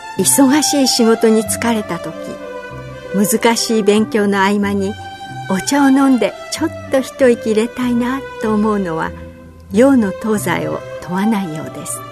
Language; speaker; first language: Japanese; native; Japanese